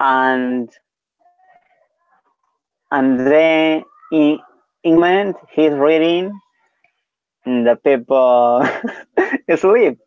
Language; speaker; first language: English; non-native, learner; Spanish